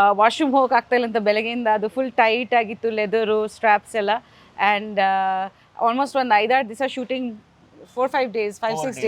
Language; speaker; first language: Kannada; non-native, fluent; Bangla